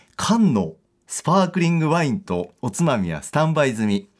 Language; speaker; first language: Japanese; native; Japanese